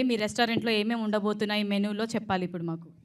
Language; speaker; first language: Telugu; native; Telugu